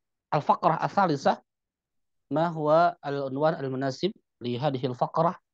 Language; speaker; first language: Arabic; non-native, fluent; Indonesian